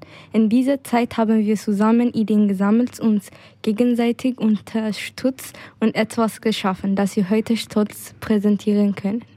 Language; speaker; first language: German; non-native, learner; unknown